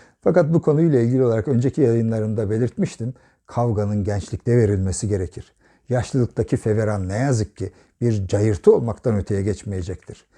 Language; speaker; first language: Turkish; native; Turkish